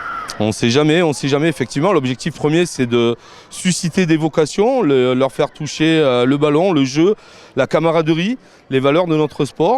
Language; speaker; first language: French; native; French